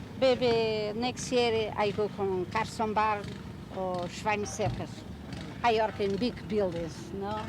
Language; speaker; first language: English; non-native, learner; Portuguese